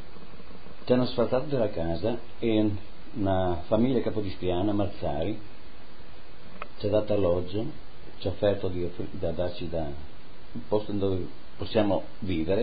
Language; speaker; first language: Italian; native; Italian